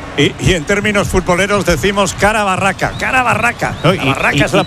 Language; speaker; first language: Spanish; native; Spanish